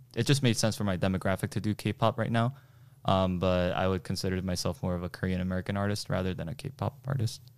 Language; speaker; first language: English; early bilingual, other home language; Korean